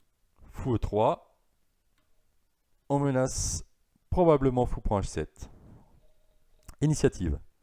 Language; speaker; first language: French; native; French